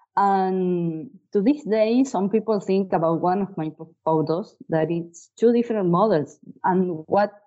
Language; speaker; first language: English; non-native, fluent; Spanish